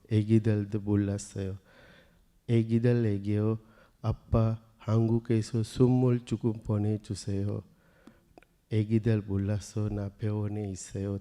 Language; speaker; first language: Korean; non-native, learner; Sinhala